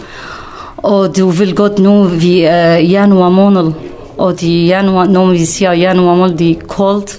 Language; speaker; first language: Danish; non-native, learner; Kurdish